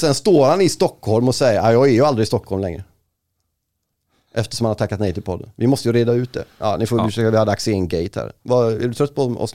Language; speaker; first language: Swedish; native; Swedish